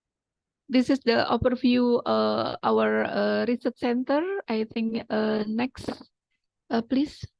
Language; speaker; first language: English; non-native, fluent; Indonesian